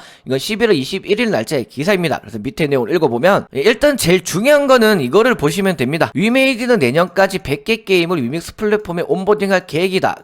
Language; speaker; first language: Korean; native; Korean